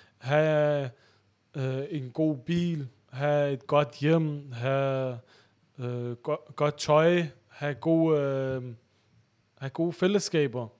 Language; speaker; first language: Danish; early bilingual, other home language; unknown